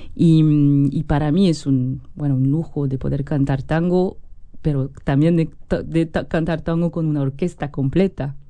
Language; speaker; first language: Spanish; non-native, fluent; French